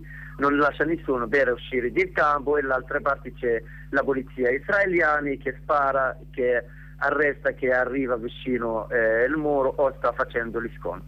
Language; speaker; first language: Italian; non-native, learner; Arabic